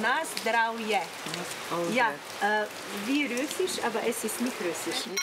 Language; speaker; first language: German; non-native, fluent; Slovenian